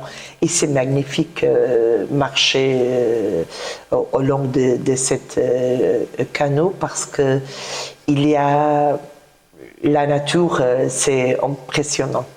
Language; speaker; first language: French; non-native, fluent; Portuguese